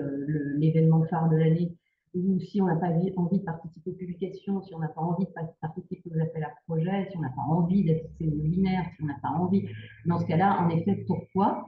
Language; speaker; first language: French; native; French